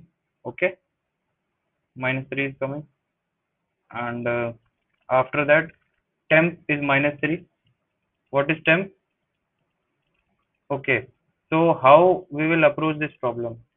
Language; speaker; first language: English; non-native, local second language; Hindi